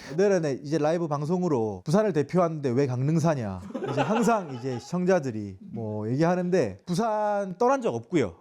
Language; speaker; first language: Korean; native; Korean